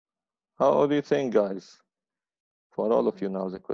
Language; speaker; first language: English; non-native, fluent; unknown